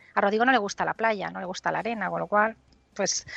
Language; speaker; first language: Spanish; native; Spanish